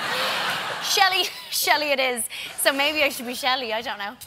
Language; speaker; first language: English; native; English